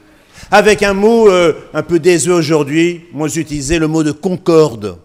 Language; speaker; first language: French; native; French